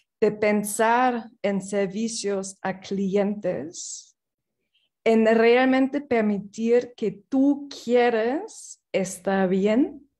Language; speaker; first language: Spanish; non-native, fluent; English